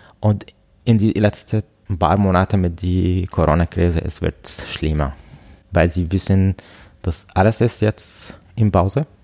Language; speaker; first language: German; non-native, learner; Arabic